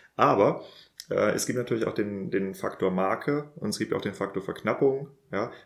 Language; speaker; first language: German; native; German